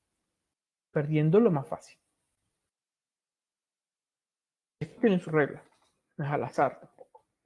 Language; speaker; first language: Spanish; native; Spanish